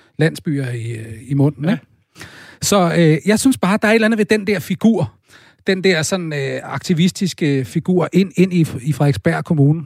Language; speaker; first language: Danish; native; Danish